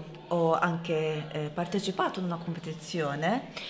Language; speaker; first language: Italian; non-native, fluent; Maltese